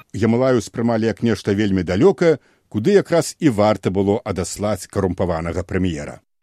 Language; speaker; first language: Belarusian; native; Belarusian